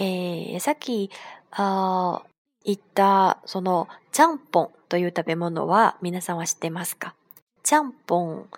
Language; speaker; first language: Japanese; non-native, fluent; Chinese